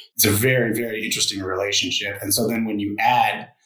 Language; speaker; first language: English; native; English